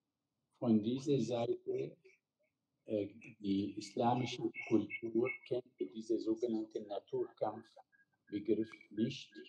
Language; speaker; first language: German; non-native, fluent; Arabic